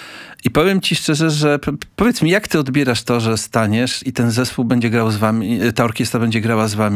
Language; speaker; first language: Polish; native; Polish